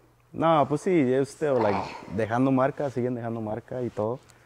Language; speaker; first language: Spanish; early bilingual, heritage; Spanish